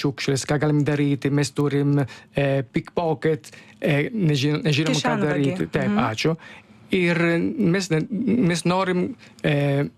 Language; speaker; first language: Lithuanian; non-native, fluent; Italian